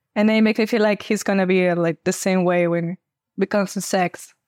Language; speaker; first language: English; non-native, fluent; Spanish